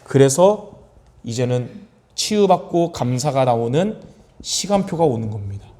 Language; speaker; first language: Korean; native; Korean